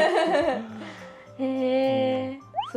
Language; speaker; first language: Korean; non-native, learner; Japanese